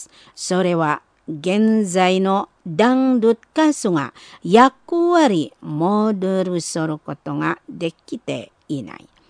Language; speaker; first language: Japanese; non-native, fluent; Indonesian